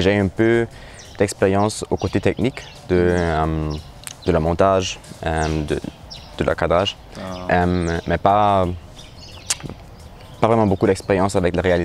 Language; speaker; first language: French; non-native, learner; German